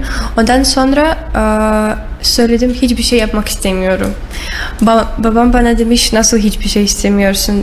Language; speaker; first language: Turkish; non-native, learner; Russian